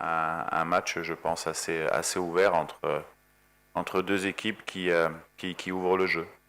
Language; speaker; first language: French; native; French